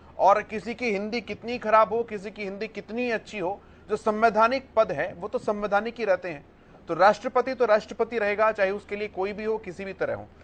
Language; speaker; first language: Hindi; native; Hindi